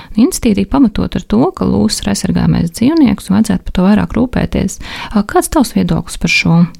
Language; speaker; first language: Latvian; native; Latvian